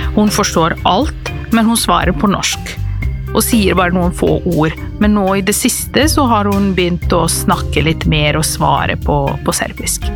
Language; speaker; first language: Norwegian; non-native, fluent; Serbian